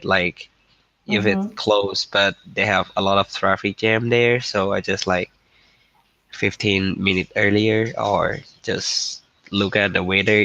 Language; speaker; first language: English; non-native, learner; Thai